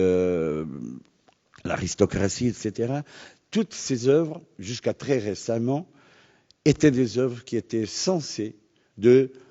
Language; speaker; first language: French; non-native, fluent; Portuguese